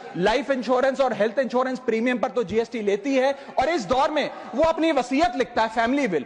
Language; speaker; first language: Hindi; native; Hindi